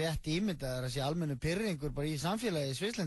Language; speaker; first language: Icelandic; native; Icelandic